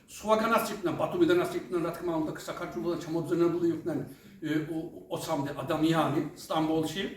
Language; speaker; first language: Georgian; non-native, fluent; Turkish